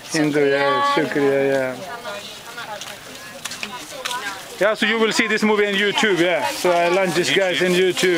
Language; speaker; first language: English; non-native, learner; Pashto